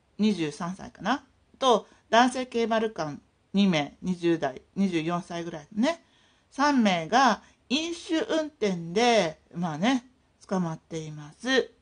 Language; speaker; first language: Japanese; native; Japanese